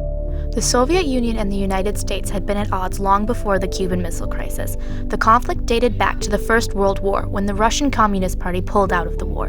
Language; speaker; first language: English; native; English